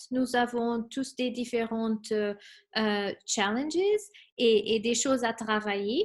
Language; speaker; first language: French; non-native, fluent; Spanish